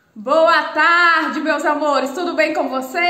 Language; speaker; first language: Portuguese; native; Portuguese